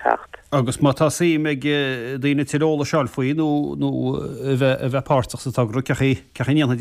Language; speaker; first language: Irish; native; Irish